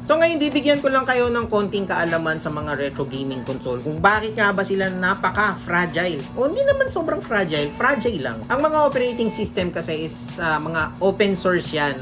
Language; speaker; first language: Filipino; native; Filipino